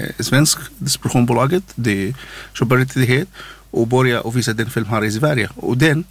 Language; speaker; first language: Swedish; non-native, learner; Arabic